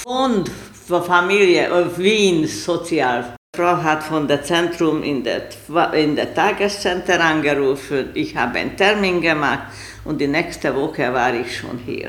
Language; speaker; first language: German; non-native, learner; Hungarian